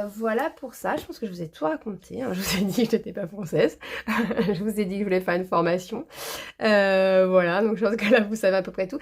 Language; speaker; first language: French; early bilingual, other home language; Portuguese